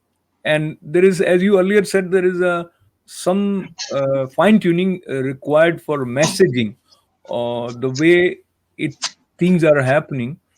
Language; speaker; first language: English; non-native, local second language; Hindi